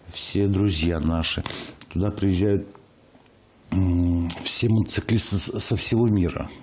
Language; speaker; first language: Russian; native; Russian